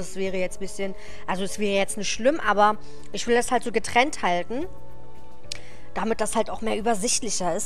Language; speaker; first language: German; native; German